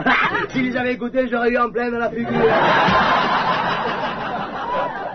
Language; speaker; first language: French; native; French